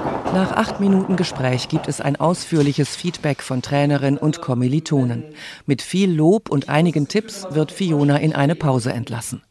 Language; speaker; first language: German; native; German